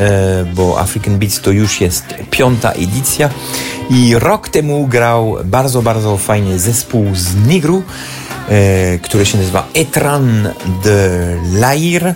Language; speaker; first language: Polish; non-native, learner; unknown